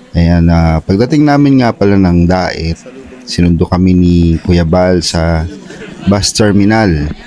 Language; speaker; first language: Filipino; native; Filipino